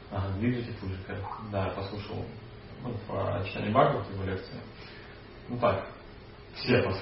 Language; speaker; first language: Russian; native; Russian